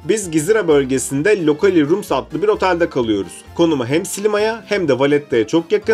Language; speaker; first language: Turkish; native; Turkish